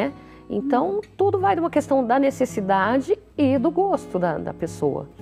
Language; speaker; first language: Portuguese; native; Portuguese